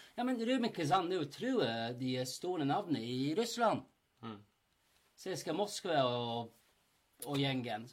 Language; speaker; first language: Norwegian; non-native, fluent; English